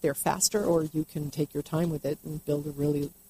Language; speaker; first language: English; native; English